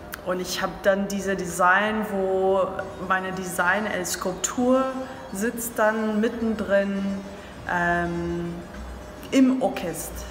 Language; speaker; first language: German; non-native, learner; English